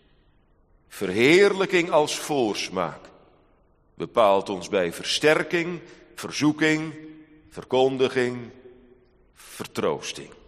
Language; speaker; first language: Dutch; native; Dutch